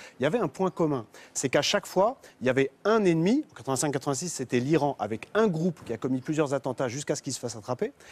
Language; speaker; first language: French; native; French